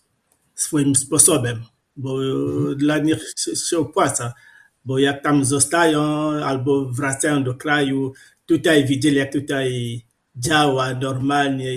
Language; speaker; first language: Polish; non-native, fluent; Lingala